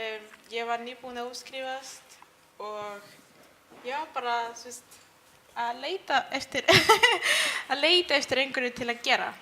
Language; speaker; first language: Icelandic; early bilingual, other home language; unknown